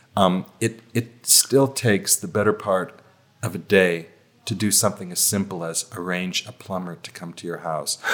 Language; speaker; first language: English; native; English